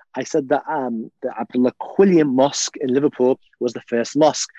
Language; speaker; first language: English; native; English